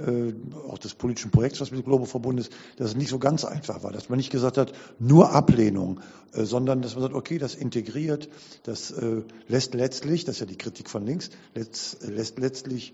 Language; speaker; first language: German; native; German